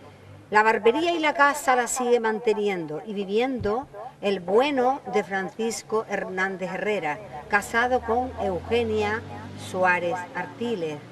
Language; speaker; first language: Spanish; native; Spanish